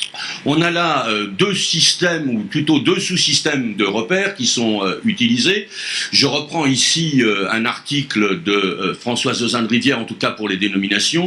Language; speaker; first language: French; native; French